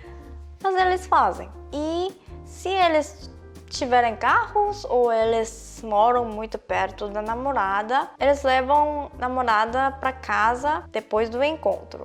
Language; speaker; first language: Portuguese; non-native, fluent; Korean